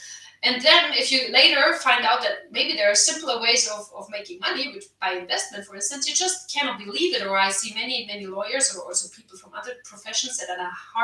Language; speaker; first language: English; non-native, fluent; German